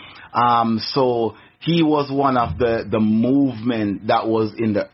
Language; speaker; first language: English; non-native, local second language; Jamaican Creole English